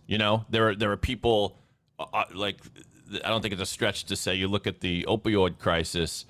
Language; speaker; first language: English; native; English